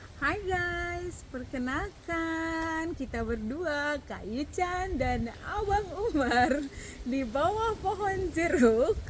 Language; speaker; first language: Indonesian; native; Indonesian